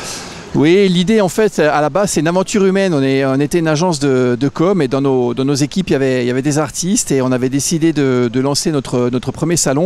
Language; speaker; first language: French; native; French